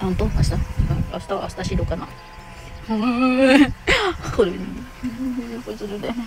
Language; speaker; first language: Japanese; non-native, fluent; Filipino